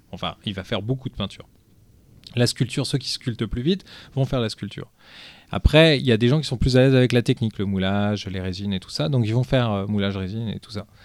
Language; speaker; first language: French; early bilingual, other home language; Portuguese